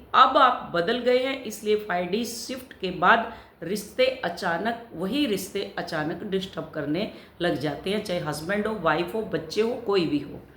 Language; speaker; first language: Hindi; native; Hindi